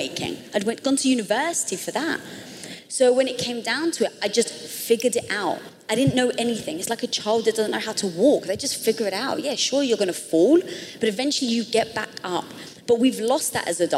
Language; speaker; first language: English; native; English